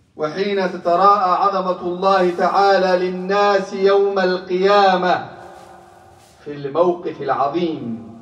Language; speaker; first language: Arabic; non-native, local second language; Somali